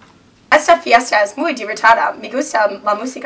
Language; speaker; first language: Spanish; non-native, learner; English